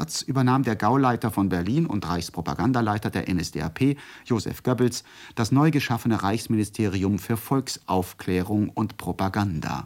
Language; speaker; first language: German; native; German